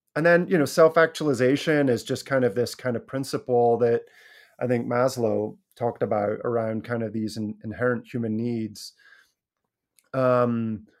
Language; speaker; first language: English; native; English